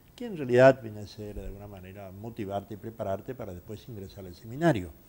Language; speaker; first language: Spanish; native; Spanish